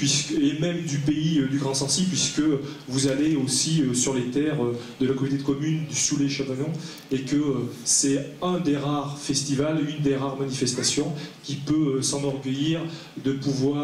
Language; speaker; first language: French; native; French